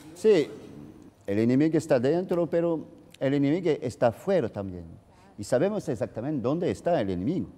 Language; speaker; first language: Spanish; non-native, fluent; French